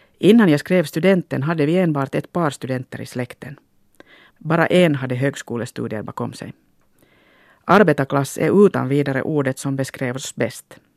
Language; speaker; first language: Swedish; non-native, local second language; Finnish